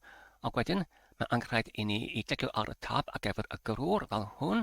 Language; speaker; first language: Welsh; non-native, learner; English